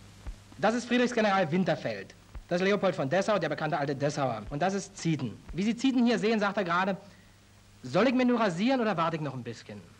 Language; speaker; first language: German; native; German